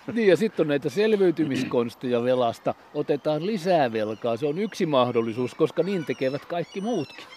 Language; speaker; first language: Finnish; native; Finnish